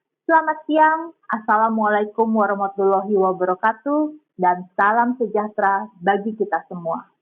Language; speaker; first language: Indonesian; native; Indonesian